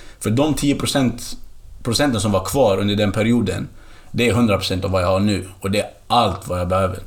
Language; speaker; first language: Swedish; early bilingual, other home language; Kurdish